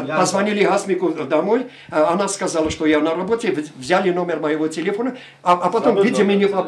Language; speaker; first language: Russian; non-native, local second language; Armenian